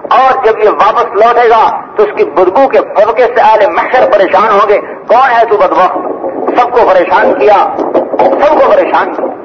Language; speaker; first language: Urdu; non-native, local second language; Punjabi